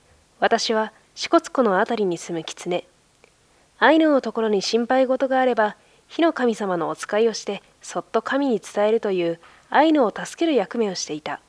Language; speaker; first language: Japanese; native; Japanese